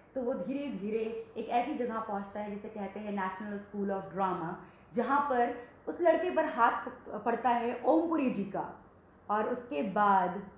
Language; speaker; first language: Hindi; native; Hindi